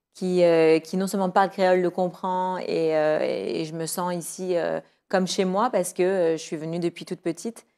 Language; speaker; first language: French; native; French